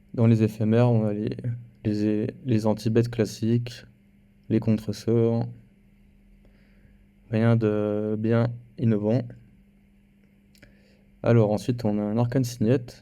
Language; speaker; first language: French; native; French